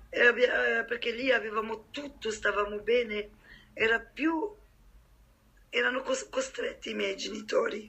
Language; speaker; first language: Italian; non-native, fluent; French